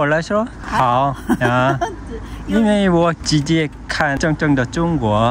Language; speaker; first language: Chinese; non-native, learner; Korean